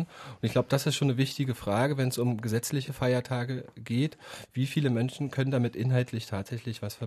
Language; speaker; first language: German; native; German